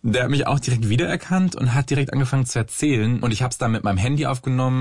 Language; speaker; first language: German; native; German